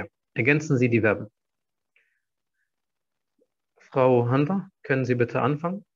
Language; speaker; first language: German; non-native, fluent; Arabic